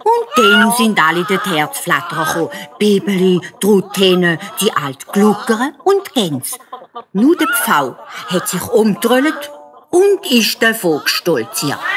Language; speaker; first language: German; native; German